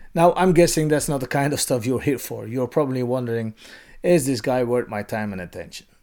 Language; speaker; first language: English; non-native, fluent; Dutch